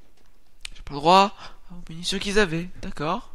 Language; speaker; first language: French; native; French